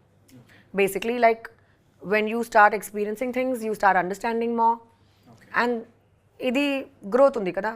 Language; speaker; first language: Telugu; non-native, local second language; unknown